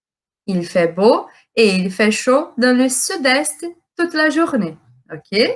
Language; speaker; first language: French; non-native, fluent; Portuguese